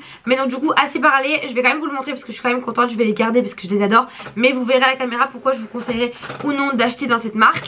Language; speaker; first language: French; native; French